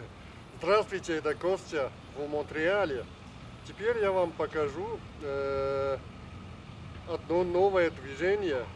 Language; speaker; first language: Russian; non-native, learner; Chinese